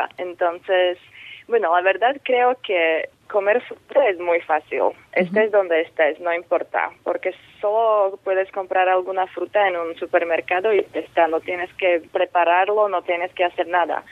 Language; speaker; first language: Spanish; non-native, fluent; Slovak